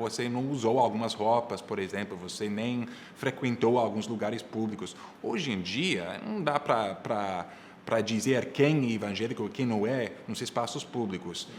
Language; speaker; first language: Portuguese; non-native, fluent; English